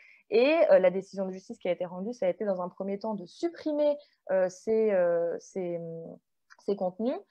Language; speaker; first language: French; native; French